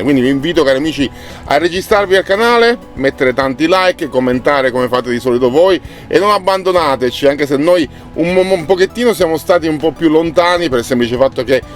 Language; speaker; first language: Italian; native; Italian